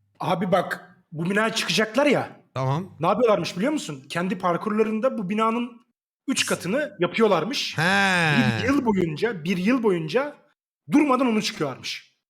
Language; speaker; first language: Turkish; native; Turkish